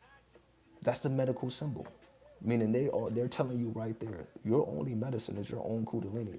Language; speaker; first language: English; native; English